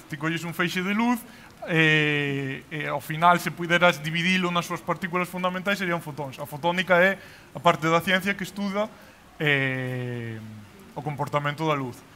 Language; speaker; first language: Galician; non-native, local second language; Spanish